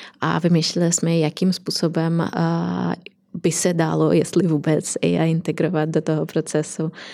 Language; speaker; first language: Czech; non-native, fluent; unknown